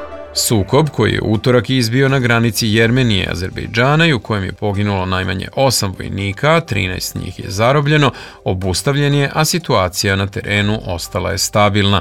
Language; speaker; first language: Serbian; native; Serbian